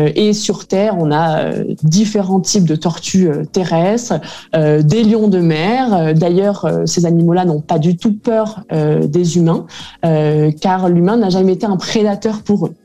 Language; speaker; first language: French; native; French